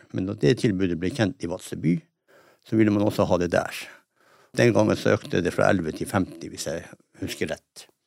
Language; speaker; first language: Norwegian; native; Norwegian